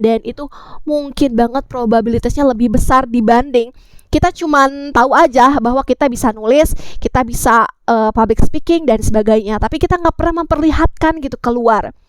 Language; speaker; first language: Indonesian; native; Indonesian